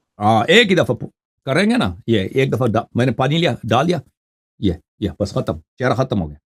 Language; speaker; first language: Urdu; non-native, fluent; Persian